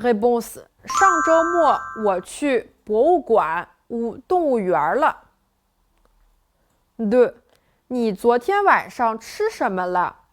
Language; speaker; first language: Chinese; non-native, fluent; French